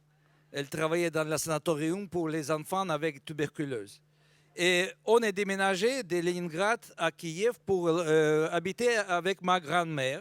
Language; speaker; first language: French; non-native, fluent; Russian